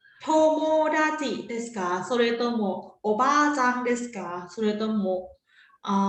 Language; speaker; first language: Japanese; non-native, fluent; Thai